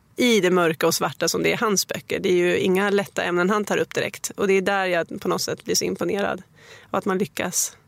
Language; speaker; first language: Swedish; native; Swedish